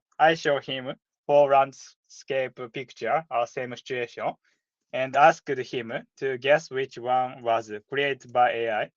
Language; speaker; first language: English; non-native, learner; Japanese